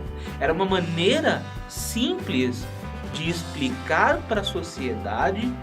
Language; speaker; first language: Portuguese; native; Portuguese